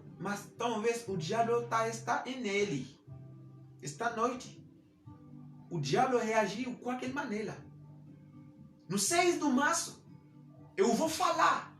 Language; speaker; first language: Portuguese; non-native, learner; Haitian Creole